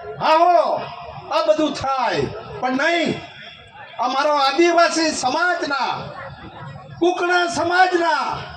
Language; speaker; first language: Gujarati; non-native, local second language; Kukna